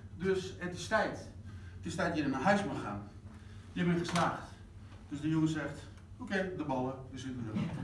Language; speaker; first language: Dutch; non-native, fluent; Spanish